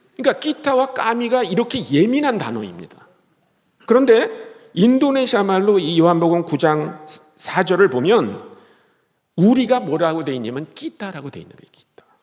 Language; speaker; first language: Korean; native; Korean